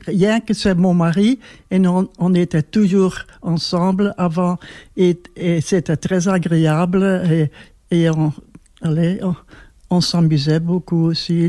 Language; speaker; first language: French; non-native, local second language; Dutch